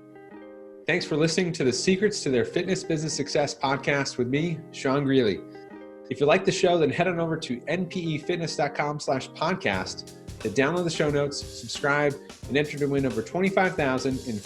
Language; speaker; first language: English; native; English